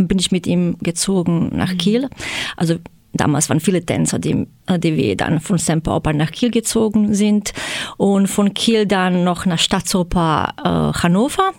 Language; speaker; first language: German; non-native, fluent; Croatian